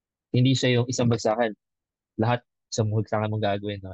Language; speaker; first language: Filipino; native; Filipino